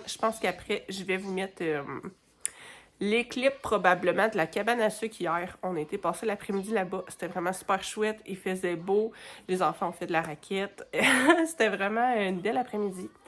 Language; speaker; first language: French; native; French